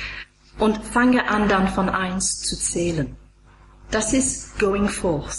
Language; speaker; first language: German; non-native, fluent; English